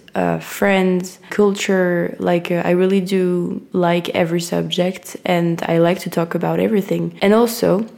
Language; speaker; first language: English; non-native, fluent; French